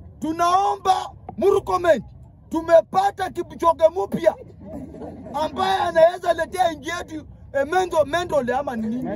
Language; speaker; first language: Swahili; non-native, local second language; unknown